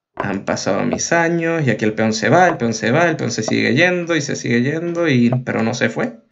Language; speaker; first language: Spanish; native; Spanish